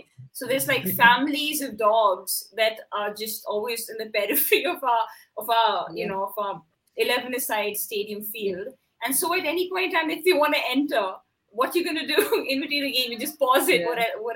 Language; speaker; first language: English; non-native, local second language; Hindi